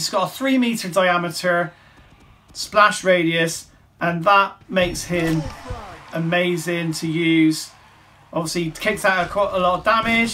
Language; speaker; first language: English; native; English